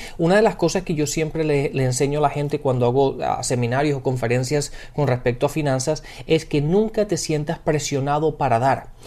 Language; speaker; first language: Spanish; early bilingual, heritage; Spanish